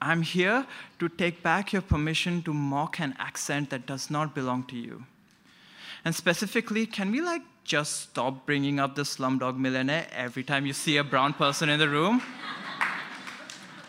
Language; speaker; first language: English; non-native, local second language; Konkani